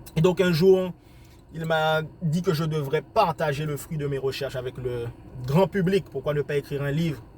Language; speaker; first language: French; native; French